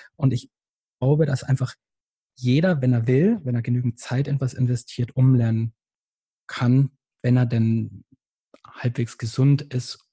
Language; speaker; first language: German; native; German